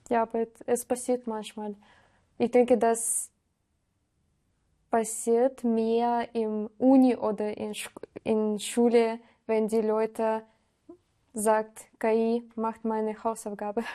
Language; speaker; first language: German; non-native, learner; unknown